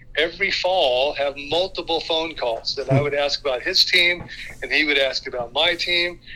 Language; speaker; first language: English; native; English